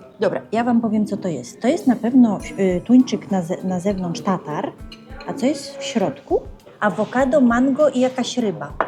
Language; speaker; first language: Polish; native; Polish